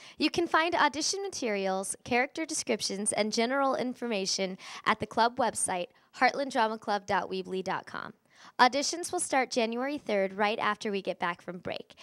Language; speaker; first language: English; native; English